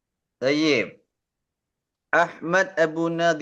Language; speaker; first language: Arabic; non-native, fluent; Indonesian